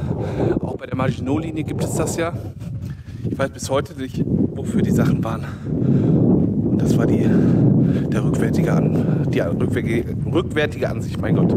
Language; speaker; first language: German; native; German